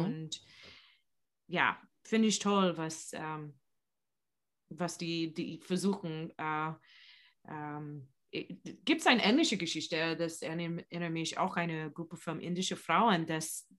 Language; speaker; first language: German; non-native, learner; English